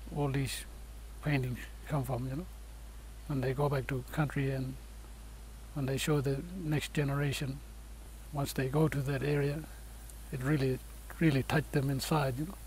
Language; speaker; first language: English; native; English